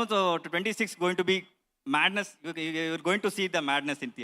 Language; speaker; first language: Telugu; non-native, learner; Kannada